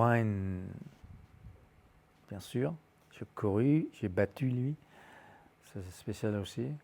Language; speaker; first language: French; non-native, fluent; Danish